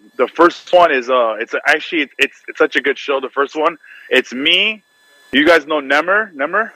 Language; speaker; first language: English; native; English